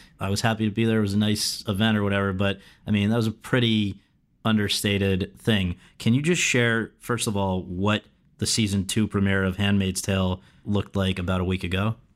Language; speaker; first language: English; native; English